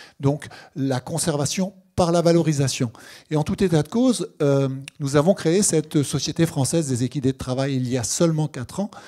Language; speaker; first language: French; native; French